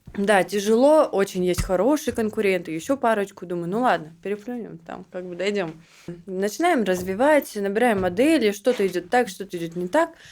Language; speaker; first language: Russian; native; Russian